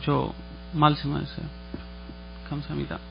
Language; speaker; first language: Korean; non-native, learner; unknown